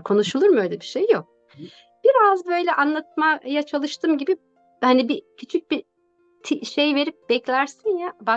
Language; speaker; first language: Turkish; native; Turkish